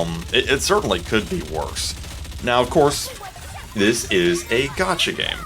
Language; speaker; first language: English; native; English